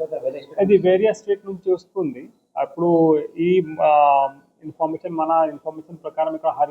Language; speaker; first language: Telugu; non-native, local second language; Urdu